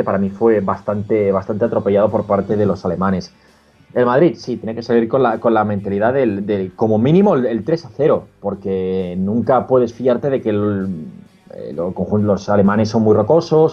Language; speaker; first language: Spanish; native; Spanish